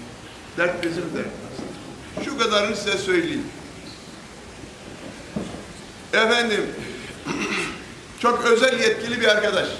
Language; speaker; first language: Turkish; native; Turkish